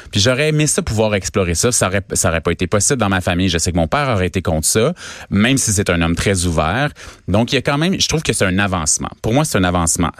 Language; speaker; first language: French; native; French